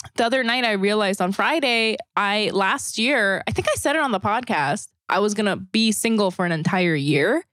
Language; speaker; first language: English; non-native, fluent; Korean